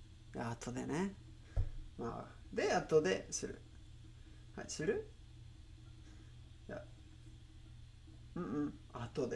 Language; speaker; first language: Japanese; non-native, learner; Spanish